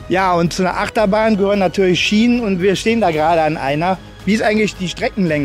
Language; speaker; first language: German; native; German